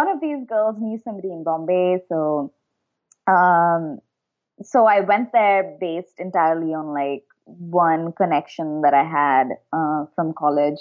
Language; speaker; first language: English; non-native, local second language; Hindi